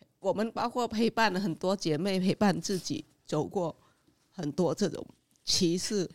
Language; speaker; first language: Chinese; non-native, fluent; Vietnamese